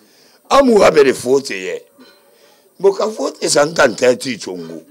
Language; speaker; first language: Italian; non-native, learner; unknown